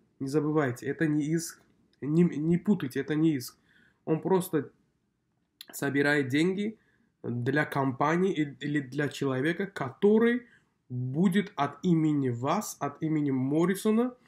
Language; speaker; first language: Russian; non-native, local second language; Uzbek